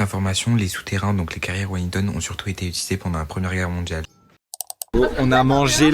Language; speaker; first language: French; native; French